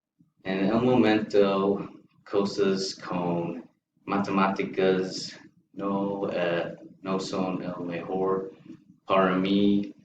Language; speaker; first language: Spanish; non-native, learner; English